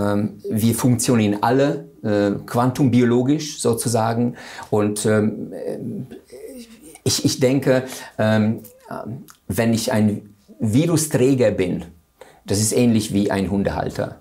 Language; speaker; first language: German; non-native, fluent; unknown